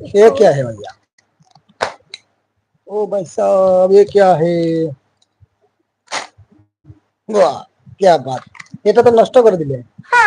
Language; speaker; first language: Hindi; non-native, local second language; Bangla